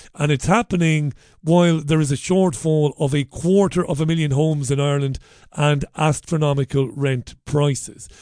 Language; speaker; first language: English; native; English